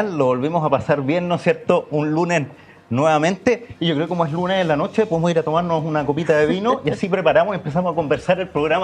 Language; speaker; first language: Spanish; native; Spanish